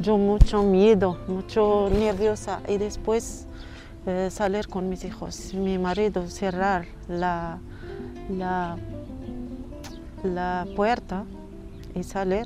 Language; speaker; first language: Spanish; non-native, learner; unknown